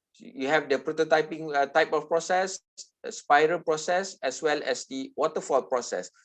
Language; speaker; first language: English; non-native, local second language; Malay